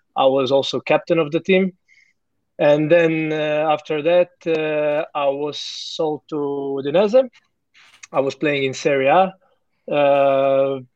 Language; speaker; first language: English; non-native, fluent; Croatian